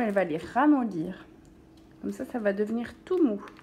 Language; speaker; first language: French; native; French